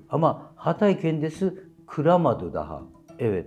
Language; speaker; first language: Turkish; non-native, fluent; Japanese